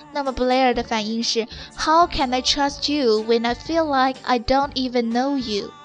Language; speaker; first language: English; non-native, fluent; Chinese